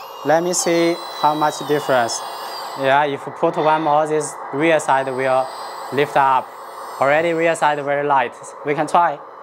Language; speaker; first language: English; non-native, fluent; Chinese